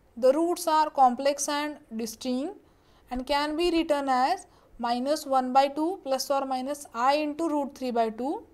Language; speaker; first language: English; non-native, local second language; Marathi